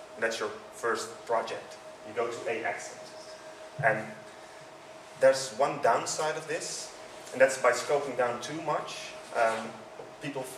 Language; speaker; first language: English; non-native, fluent; Dutch